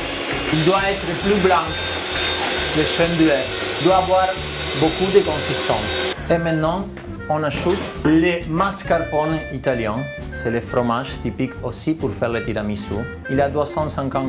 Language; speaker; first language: French; non-native, fluent; Spanish